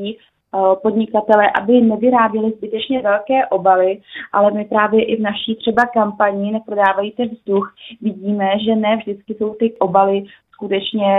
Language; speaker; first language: Czech; native; Czech